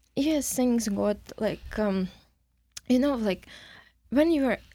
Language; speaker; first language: English; non-native, learner; Ukrainian